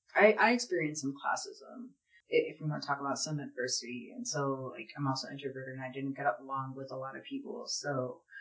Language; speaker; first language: English; native; English